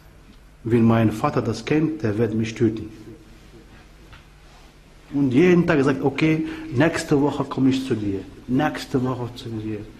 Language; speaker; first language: German; non-native, fluent; Arabic